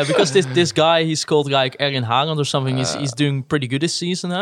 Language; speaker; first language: English; non-native, fluent; Dutch